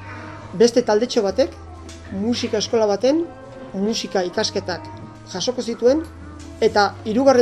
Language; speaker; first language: Basque; native; Basque